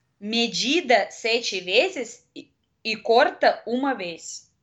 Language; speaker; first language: Portuguese; non-native, learner; Russian